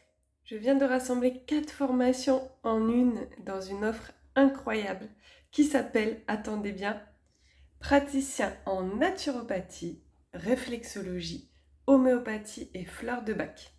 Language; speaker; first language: French; native; French